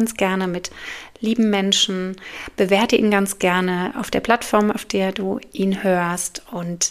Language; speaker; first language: German; native; German